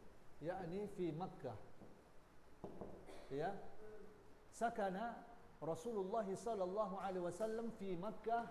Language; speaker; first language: Arabic; non-native, learner; Indonesian